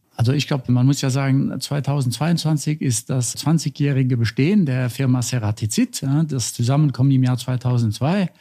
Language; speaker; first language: German; non-native, local second language; Luxembourgish